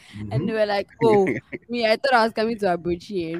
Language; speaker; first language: English; non-native, local second language; Akan